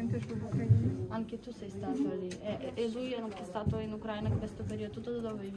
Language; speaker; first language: Italian; non-native, fluent; Ukrainian